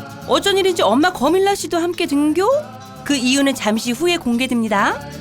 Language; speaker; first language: Korean; native; Korean